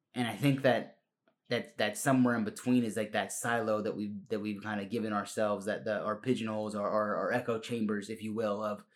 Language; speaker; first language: English; early bilingual, other home language; Spanish